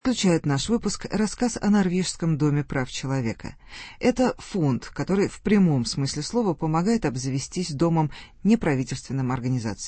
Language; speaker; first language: Russian; native; Russian